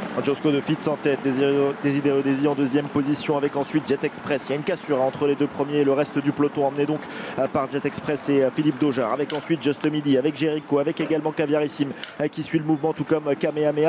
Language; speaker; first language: French; native; French